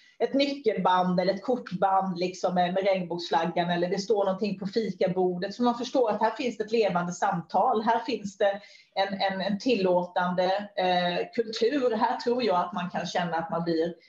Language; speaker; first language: Swedish; native; Swedish